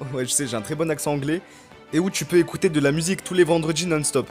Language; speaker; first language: French; native; French